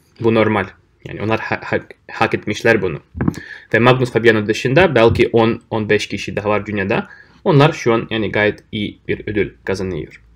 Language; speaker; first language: Turkish; non-native, fluent; Russian